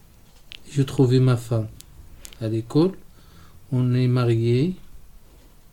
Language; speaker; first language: French; non-native, learner; Arabic